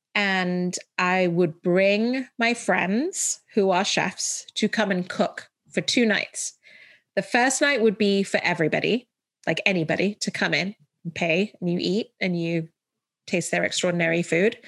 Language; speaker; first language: English; early bilingual, heritage; Arabic